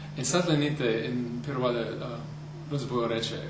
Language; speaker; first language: Romanian; non-native, fluent; English